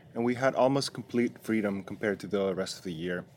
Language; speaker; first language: English; non-native, fluent; Greek